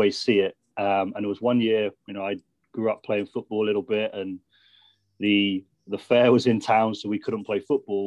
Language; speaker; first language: English; native; English